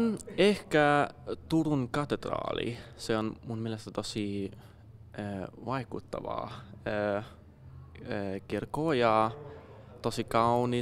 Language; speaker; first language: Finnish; non-native, fluent; Danish